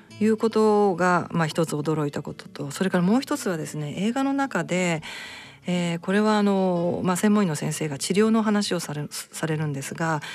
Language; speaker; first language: Japanese; native; Japanese